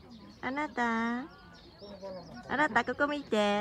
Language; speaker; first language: Japanese; non-native, learner; Vietnamese